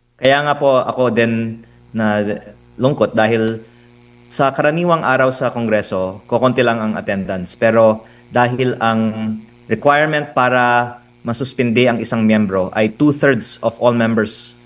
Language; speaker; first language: Filipino; native; Filipino